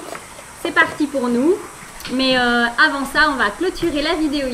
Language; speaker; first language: French; native; French